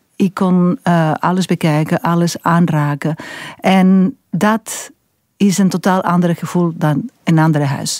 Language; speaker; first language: Dutch; non-native, fluent; Catalan